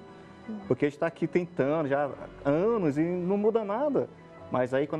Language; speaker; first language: Portuguese; native; Portuguese